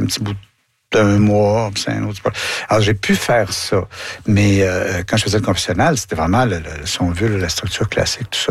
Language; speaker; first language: French; native; French